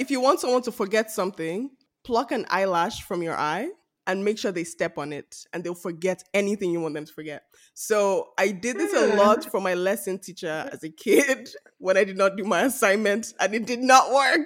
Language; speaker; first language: English; non-native, local second language; Yoruba